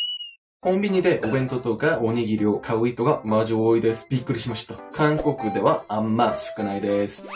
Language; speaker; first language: Japanese; non-native, learner; Korean